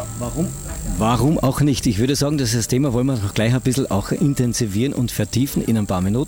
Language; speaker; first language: German; native; German